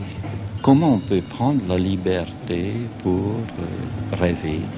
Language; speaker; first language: French; non-native, fluent; Hungarian